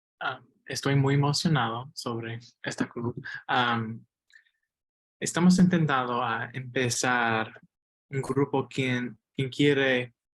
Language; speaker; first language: Spanish; non-native, learner; English